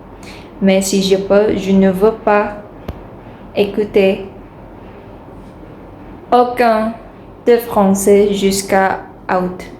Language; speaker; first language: French; non-native, learner; Indonesian